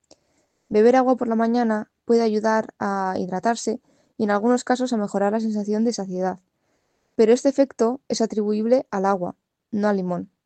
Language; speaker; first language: Spanish; native; Spanish